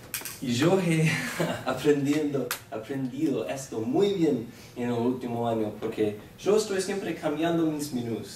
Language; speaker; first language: Spanish; non-native, fluent; English